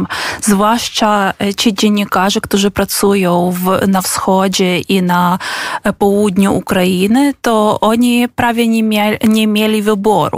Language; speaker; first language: Polish; non-native, fluent; Ukrainian